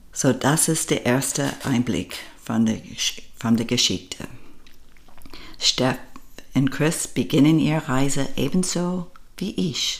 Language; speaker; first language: German; non-native, fluent; English